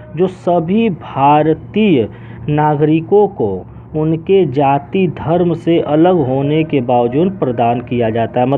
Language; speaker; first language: Hindi; native; Hindi